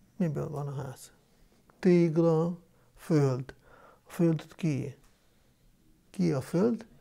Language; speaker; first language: Hungarian; non-native, fluent; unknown